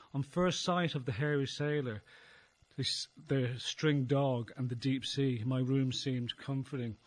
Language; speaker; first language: English; native; English